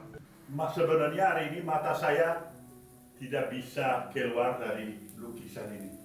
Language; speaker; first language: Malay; non-native, fluent; French